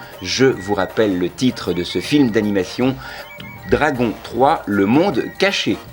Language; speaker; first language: French; native; French